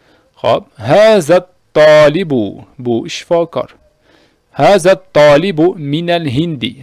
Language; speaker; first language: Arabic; non-native, fluent; Uzbek